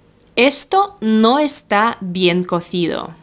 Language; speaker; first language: Spanish; non-native, fluent; Russian